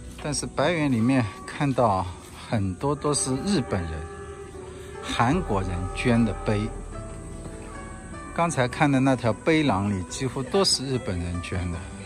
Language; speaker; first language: Chinese; native; Chinese